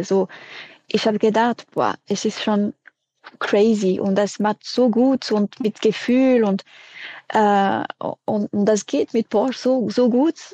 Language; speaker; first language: German; non-native, fluent; French